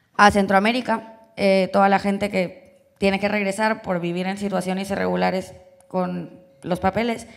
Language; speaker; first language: Spanish; native; Spanish